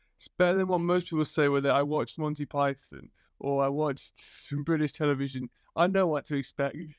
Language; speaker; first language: English; native; English